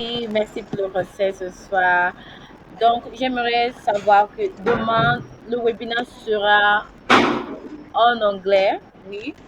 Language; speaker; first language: French; non-native, learner; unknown